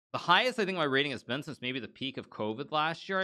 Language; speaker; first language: English; native; English